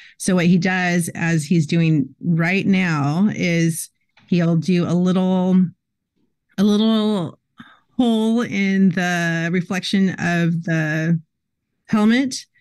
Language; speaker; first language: English; native; English